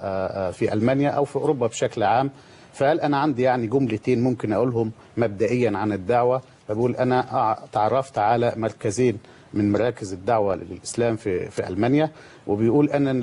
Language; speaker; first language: Arabic; native; Arabic